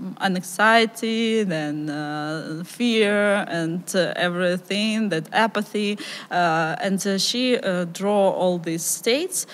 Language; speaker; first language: English; non-native, learner; Ukrainian